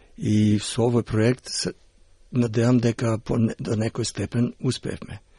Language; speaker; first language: Macedonian; early bilingual, heritage; Macedonian